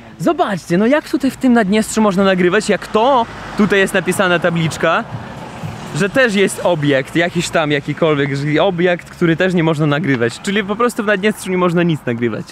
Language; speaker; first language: Polish; non-native, fluent; Russian